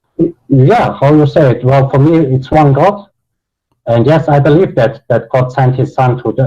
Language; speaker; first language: English; non-native, learner; Bosnian